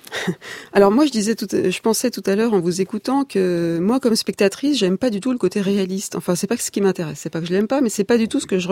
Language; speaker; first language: French; native; French